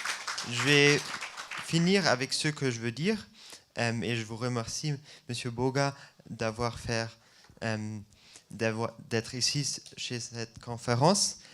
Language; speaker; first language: French; non-native, fluent; German